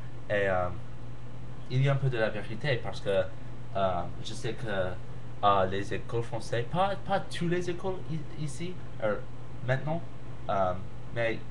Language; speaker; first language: French; non-native, learner; English